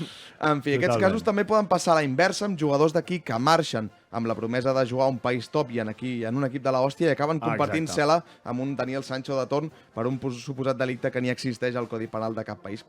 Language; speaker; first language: Catalan; native; Catalan